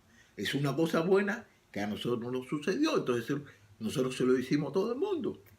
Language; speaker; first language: Spanish; native; Spanish